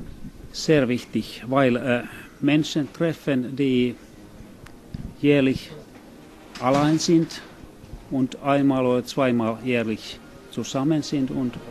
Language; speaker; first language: German; non-native, fluent; Finnish